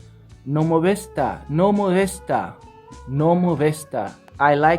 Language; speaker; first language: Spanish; non-native, learner; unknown